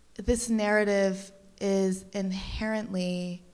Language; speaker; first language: English; native; English